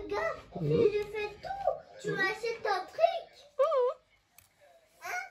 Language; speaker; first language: French; early bilingual, other home language; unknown